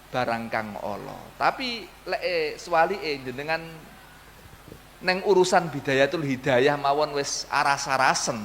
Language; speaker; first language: Indonesian; non-native, local second language; Javanese